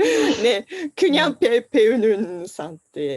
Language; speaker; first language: Korean; non-native, fluent; Japanese